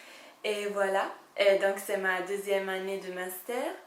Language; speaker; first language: French; non-native, fluent; Italian